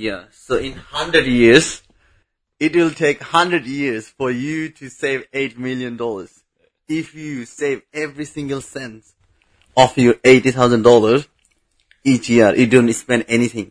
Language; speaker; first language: English; non-native, local second language; Bangla